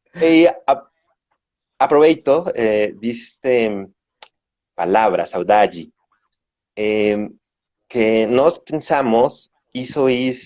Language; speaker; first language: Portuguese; non-native, learner; Spanish